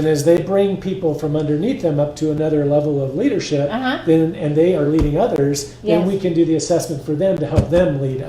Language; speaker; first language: English; native; English